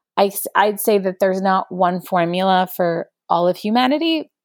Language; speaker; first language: English; native; English